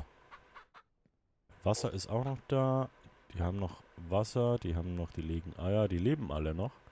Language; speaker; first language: German; native; German